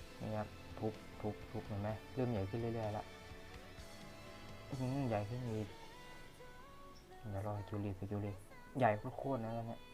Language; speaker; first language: Thai; native; Thai